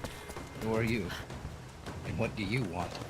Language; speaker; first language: English; native; English